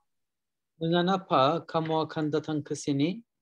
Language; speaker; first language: Indonesian; non-native, learner; Turkish